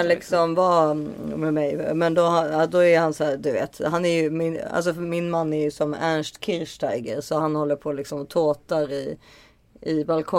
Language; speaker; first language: Swedish; native; Swedish